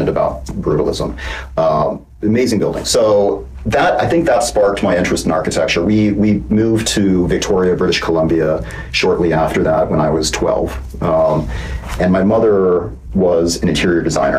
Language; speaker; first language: English; native; English